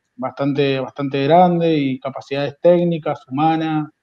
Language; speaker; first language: Spanish; native; Spanish